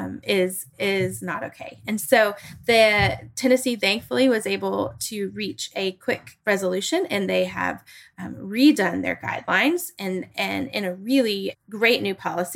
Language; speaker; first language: English; native; English